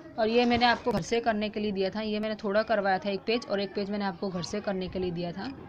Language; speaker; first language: Hindi; non-native, local second language; Gujarati